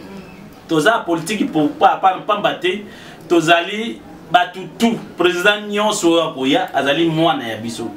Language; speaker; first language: French; non-native, local second language; Lingala